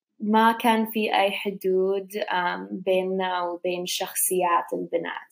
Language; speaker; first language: Arabic; non-native, learner; English